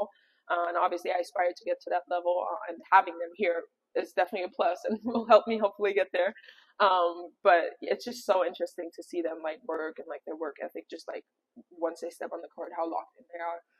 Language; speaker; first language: English; non-native, fluent; German